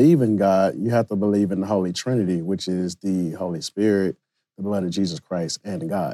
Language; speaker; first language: English; native; English